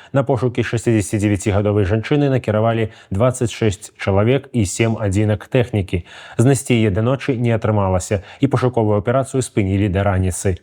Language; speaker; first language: Belarusian; native; Belarusian